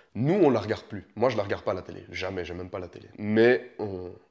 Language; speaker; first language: French; early bilingual, other home language; Romanian